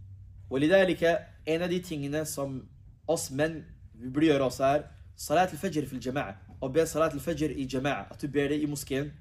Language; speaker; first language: Norwegian; early bilingual, other home language; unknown